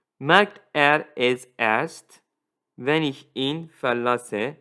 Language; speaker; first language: German; non-native, fluent; Turkish